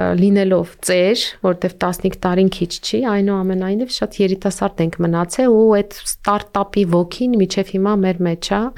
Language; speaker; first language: Armenian; native; Armenian